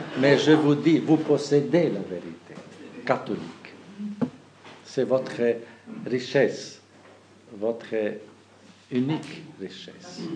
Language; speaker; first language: French; non-native, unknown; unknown